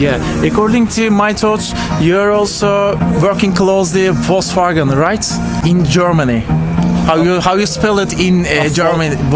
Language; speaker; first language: English; non-native, learner; Turkish